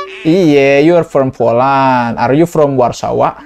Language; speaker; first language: English; non-native, learner; Indonesian